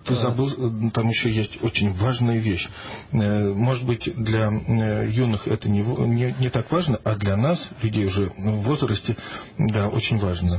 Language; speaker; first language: Russian; native; Russian